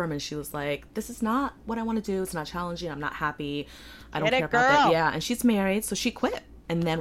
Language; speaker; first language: English; early bilingual, other home language; Polish